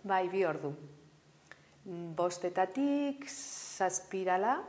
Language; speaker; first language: Basque; non-native, local second language; Spanish